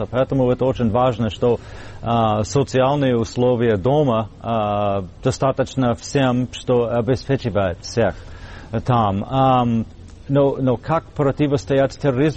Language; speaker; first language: Russian; non-native, learner; English